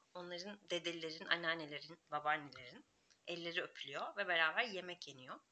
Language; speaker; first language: Turkish; native; Turkish